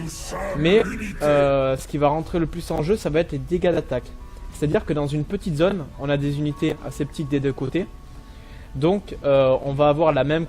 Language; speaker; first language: French; native; French